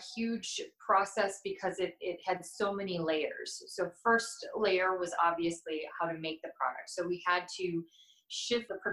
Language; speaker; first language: English; native; English